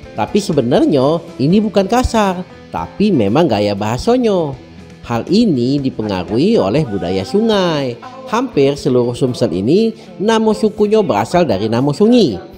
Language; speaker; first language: Indonesian; native; Indonesian